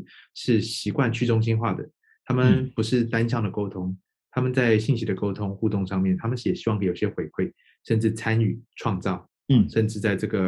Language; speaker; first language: Chinese; native; Chinese